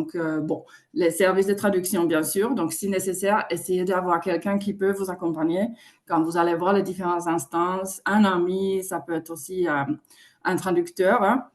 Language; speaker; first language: French; non-native, fluent; Finnish